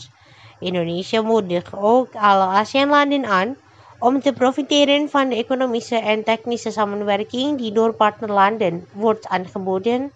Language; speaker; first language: Dutch; non-native, fluent; Indonesian